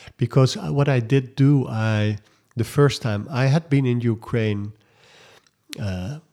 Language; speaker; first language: English; non-native, fluent; Dutch